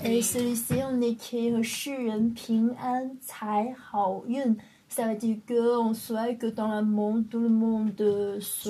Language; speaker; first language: French; non-native, learner; Chinese